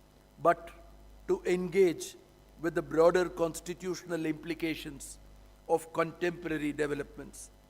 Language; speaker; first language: English; non-native, local second language; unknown